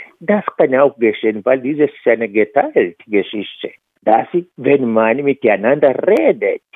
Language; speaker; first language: German; non-native, fluent; Swahili